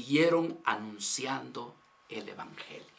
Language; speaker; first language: Spanish; native; Spanish